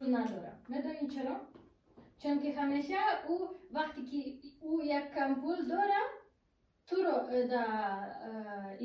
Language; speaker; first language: Persian; non-native, learner; German